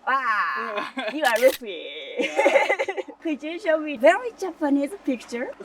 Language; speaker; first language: English; non-native, learner; Japanese